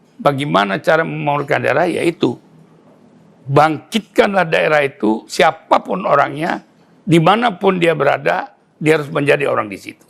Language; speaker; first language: Indonesian; native; Indonesian